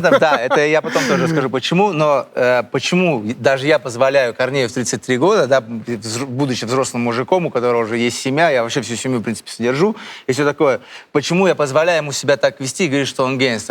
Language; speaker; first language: Russian; native; Russian